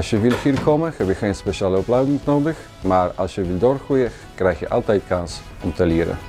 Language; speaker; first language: Dutch; non-native, learner; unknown